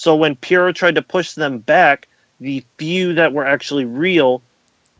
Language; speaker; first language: English; native; English